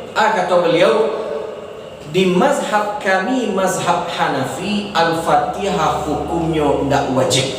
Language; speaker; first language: Malay; non-native, local second language; Minangkabau